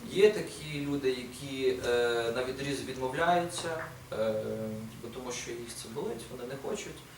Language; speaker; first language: Ukrainian; native; Ukrainian